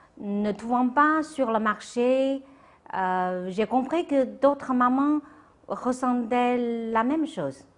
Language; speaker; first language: French; non-native, fluent; Chinese